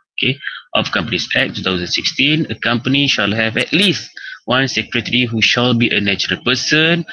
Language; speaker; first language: English; non-native, local second language; Malay